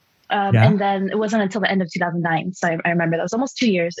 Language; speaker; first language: English; early bilingual, other home language; Chinese